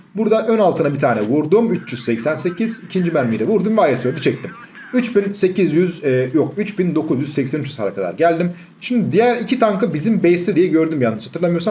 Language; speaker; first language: Turkish; native; Turkish